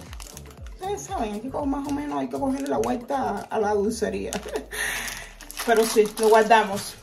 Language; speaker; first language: Spanish; native; Spanish